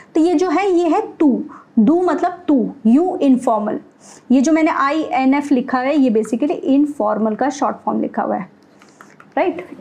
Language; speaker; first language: Hindi; native; Hindi